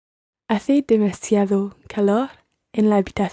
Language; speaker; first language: Spanish; non-native, learner; English